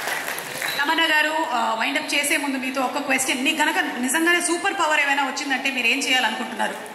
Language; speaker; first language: Telugu; native; Telugu